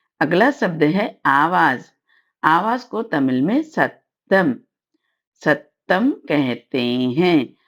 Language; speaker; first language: Hindi; non-native, local second language; Tamil